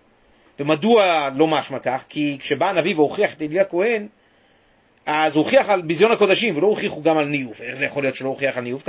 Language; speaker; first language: Hebrew; native; Hebrew